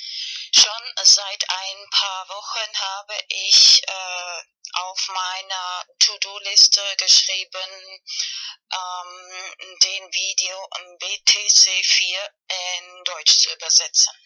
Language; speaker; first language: German; non-native, learner; Spanish